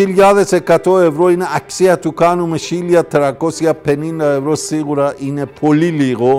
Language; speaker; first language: Greek; non-native, learner; Persian